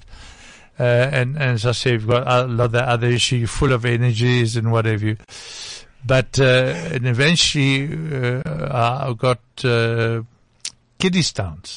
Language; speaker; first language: English; non-native, fluent; French